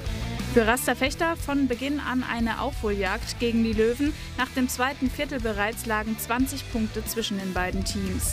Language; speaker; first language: German; native; German